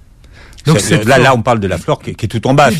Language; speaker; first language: French; native; French